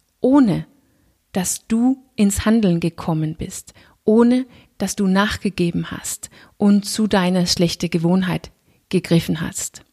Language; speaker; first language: German; non-native, fluent; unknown